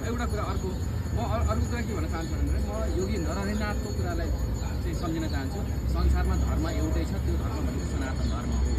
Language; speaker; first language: Nepali; native; Nepali